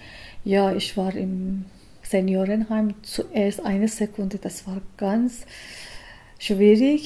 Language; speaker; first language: German; non-native, learner; Persian